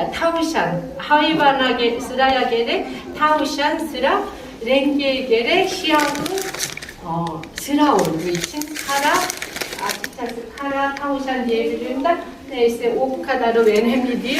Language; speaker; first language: Turkish; non-native, learner; Korean